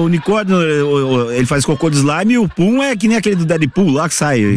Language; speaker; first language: Portuguese; native; Portuguese